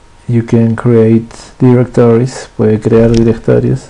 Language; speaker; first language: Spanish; native; Spanish